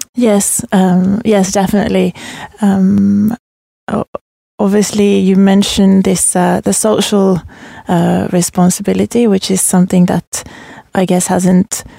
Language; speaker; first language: English; non-native, fluent; Finnish